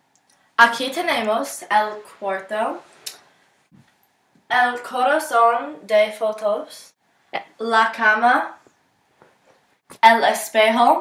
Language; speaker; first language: Spanish; non-native, learner; English